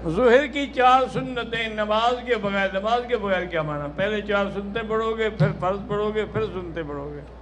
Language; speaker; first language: Urdu; native; Urdu